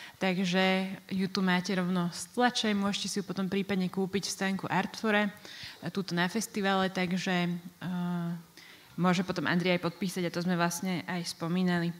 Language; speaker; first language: Slovak; native; Slovak